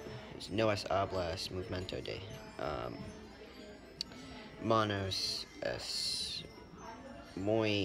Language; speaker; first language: Spanish; non-native, learner; English